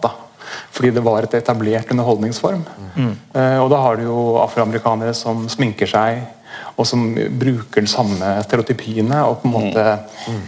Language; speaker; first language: Norwegian; native; Norwegian